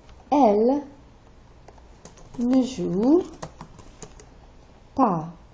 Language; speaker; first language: French; non-native, fluent; English